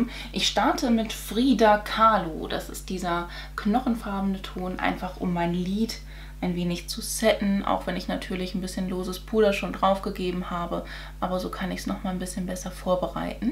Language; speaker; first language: German; native; German